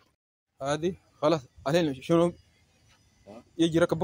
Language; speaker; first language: Arabic; non-native, learner; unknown